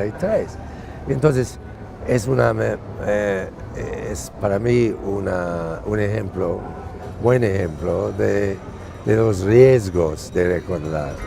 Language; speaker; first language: Spanish; non-native, fluent; English